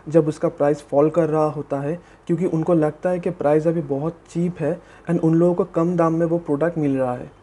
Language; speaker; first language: Hindi; native; Hindi